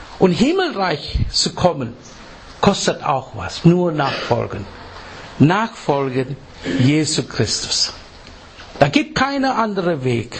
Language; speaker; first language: German; non-native, learner; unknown